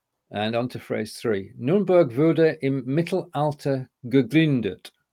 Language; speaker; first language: German; non-native, learner; English